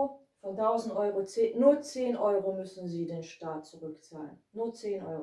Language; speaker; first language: German; non-native, fluent; Hungarian